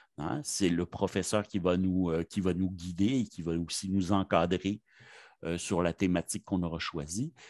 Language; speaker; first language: French; native; French